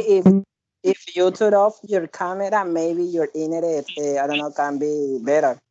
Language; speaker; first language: English; non-native, learner; Spanish